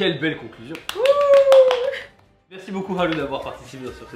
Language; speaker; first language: French; native; French